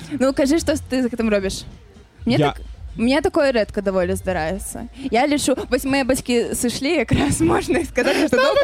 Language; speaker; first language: Belarusian; non-native, local second language; Russian